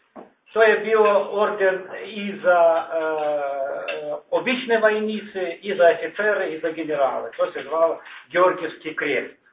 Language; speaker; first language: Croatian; non-native, learner; Russian